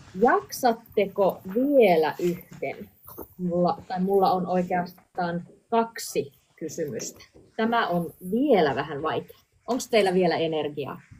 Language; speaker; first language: Finnish; native; Finnish